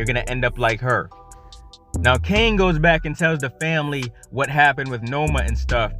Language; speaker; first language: English; native; English